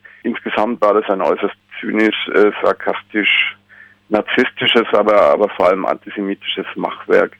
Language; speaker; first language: German; native; German